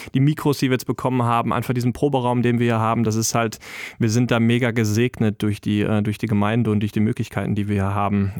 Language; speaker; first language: German; native; German